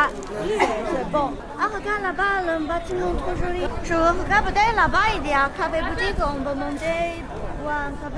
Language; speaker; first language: French; non-native, learner; Chinese